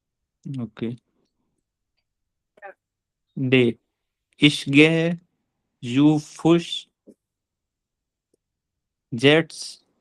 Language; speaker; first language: German; non-native, learner; Hindi